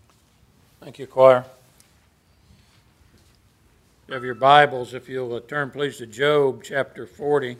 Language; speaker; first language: English; native; English